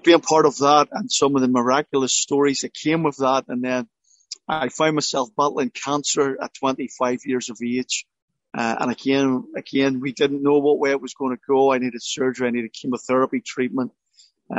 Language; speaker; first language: English; native; English